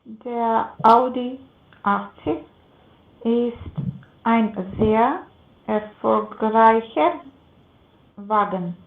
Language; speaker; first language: German; non-native, learner; Macedonian